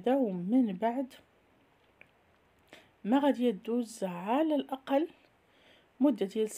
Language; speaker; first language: Arabic; native; Arabic